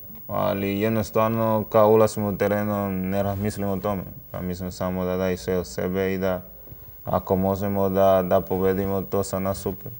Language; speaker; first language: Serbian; non-native, learner; Spanish